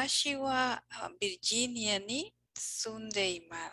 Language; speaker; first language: Japanese; non-native, learner; English